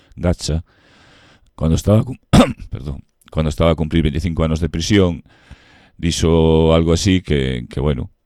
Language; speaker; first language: Spanish; non-native, local second language; Galician